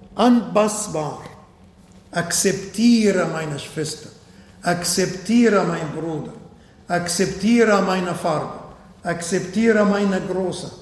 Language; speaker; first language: German; non-native, fluent; Arabic